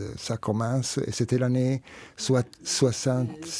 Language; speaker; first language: French; non-native, fluent; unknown